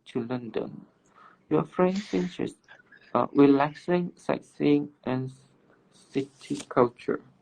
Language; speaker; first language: English; non-native, learner; Cantonese